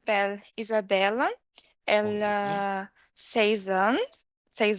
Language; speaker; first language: French; non-native, learner; Portuguese